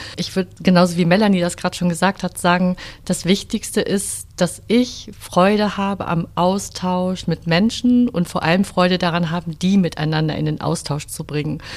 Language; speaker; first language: German; native; German